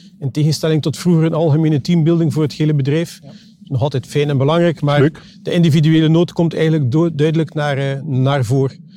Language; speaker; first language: Dutch; native; Dutch